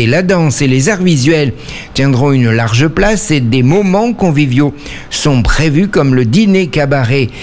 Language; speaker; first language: French; native; French